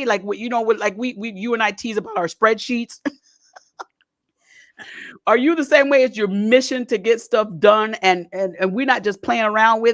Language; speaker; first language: English; native; English